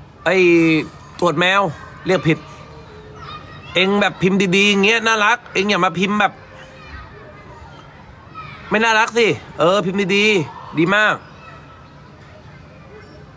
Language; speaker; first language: Thai; native; Thai